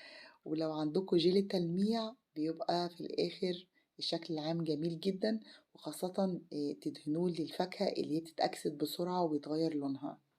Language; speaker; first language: Arabic; native; Arabic